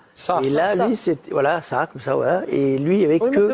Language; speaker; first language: French; native; French